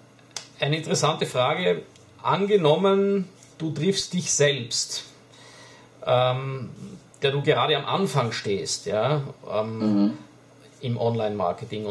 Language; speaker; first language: German; native; German